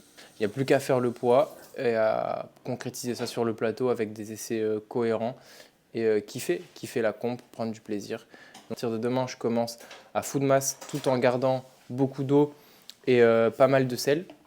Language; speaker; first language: French; native; French